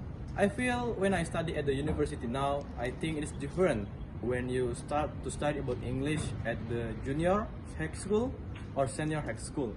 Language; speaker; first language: English; non-native, learner; Indonesian